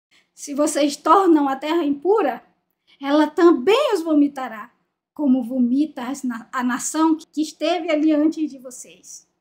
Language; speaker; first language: Portuguese; native; Portuguese